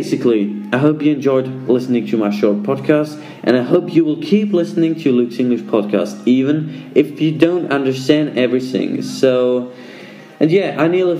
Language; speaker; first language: English; non-native, fluent; Swiss German